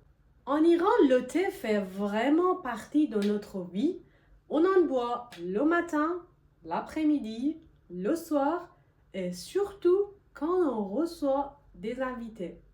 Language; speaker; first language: French; non-native, fluent; Persian